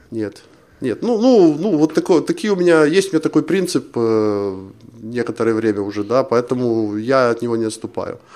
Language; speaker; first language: Russian; non-native, local second language; Ukrainian